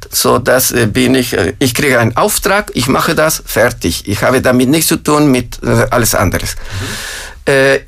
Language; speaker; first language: German; non-native, fluent; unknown